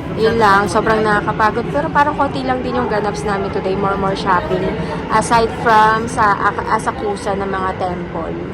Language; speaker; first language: Filipino; native; Filipino